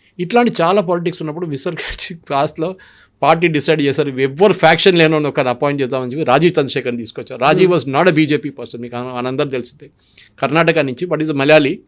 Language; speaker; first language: Telugu; non-native, local second language; Malayalam